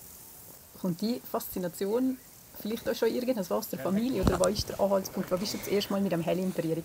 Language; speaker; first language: German; native; German